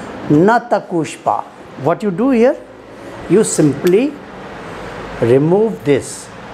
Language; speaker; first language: English; non-native, local second language; Hindi